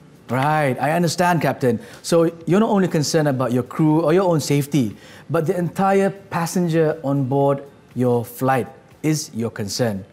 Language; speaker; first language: English; non-native, local second language; Malay